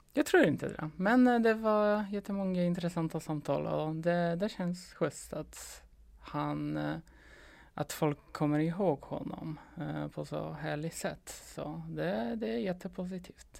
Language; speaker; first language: Swedish; non-native, fluent; Polish